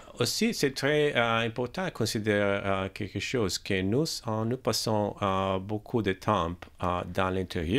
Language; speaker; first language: French; non-native, learner; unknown